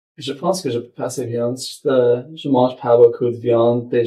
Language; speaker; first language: French; non-native, local second language; English